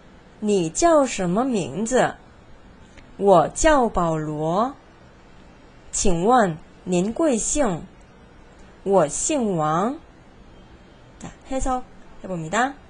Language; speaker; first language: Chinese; non-native, fluent; Korean